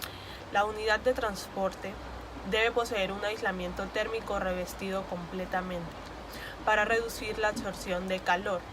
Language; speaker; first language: Spanish; native; Spanish